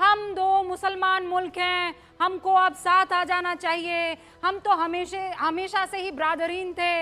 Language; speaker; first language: Hindi; native; Hindi